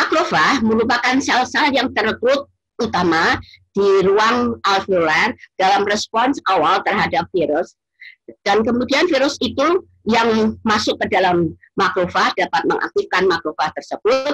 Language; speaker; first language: Indonesian; native; Indonesian